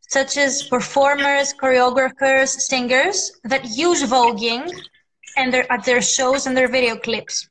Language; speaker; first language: English; non-native, fluent; Greek